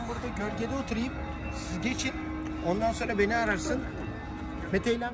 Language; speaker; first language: Turkish; native; Turkish